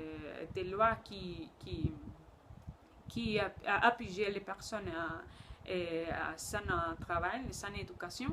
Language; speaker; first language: French; non-native, learner; Spanish